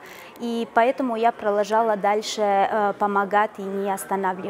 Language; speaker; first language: Russian; non-native, learner; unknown